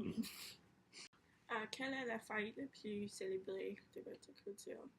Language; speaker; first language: French; non-native, learner; English